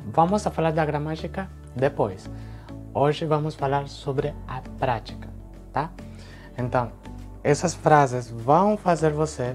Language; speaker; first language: Portuguese; non-native, fluent; Spanish